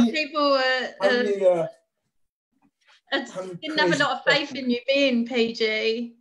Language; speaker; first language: English; native; English